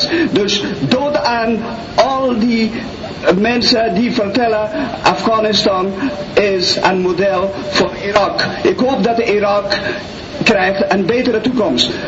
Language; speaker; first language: Dutch; non-native, fluent; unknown